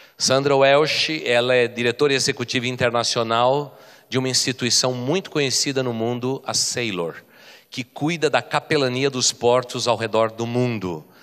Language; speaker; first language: Portuguese; native; Portuguese